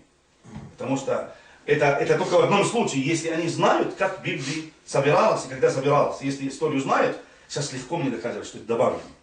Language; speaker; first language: Russian; non-native, fluent; Arabic